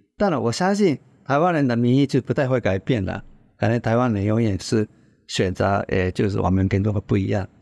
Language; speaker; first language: Chinese; non-native, fluent; Japanese